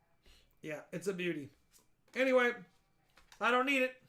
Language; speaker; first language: English; native; English